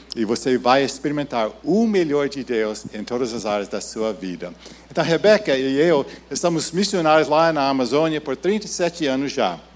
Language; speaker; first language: Portuguese; non-native, fluent; English